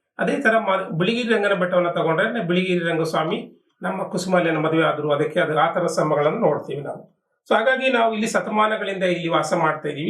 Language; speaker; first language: Kannada; non-native, local second language; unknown